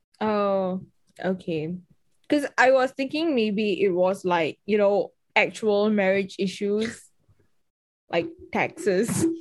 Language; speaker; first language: English; native; English